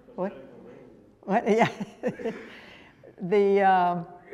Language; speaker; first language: English; native; English